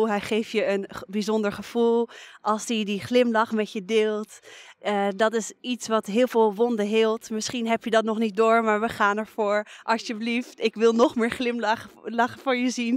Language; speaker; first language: Dutch; native; Dutch